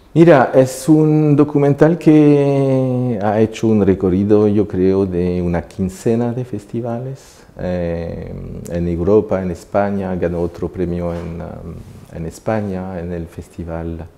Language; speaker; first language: Spanish; non-native, fluent; French